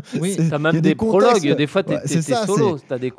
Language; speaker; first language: French; native; French